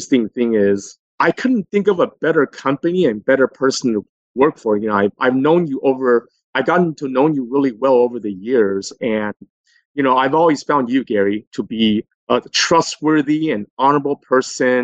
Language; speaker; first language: English; native; English